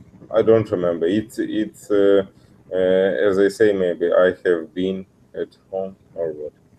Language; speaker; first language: English; non-native, learner; Russian